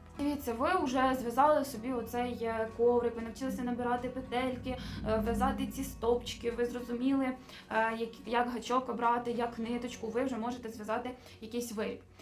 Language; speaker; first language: Ukrainian; non-native, local second language; Russian